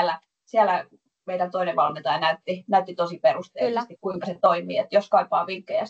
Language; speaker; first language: Finnish; native; Finnish